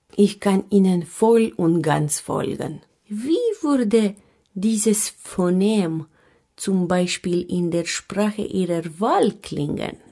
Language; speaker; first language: German; non-native, fluent; Romanian